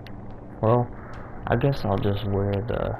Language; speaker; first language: English; native; English